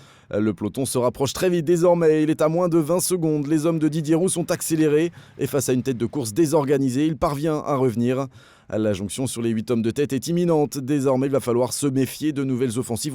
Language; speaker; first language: French; native; French